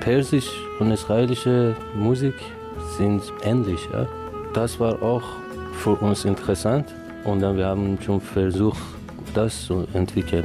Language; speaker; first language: German; non-native, learner; Persian